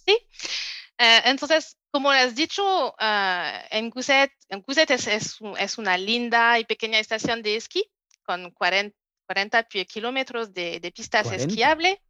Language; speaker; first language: Spanish; non-native, learner; French